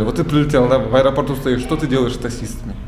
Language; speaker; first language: Russian; native; Russian